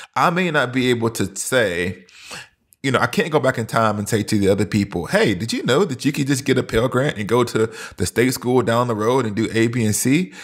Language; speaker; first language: English; native; English